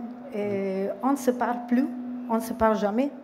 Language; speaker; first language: French; non-native, fluent; Italian